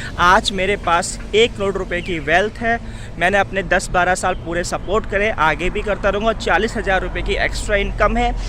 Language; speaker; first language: Hindi; native; Hindi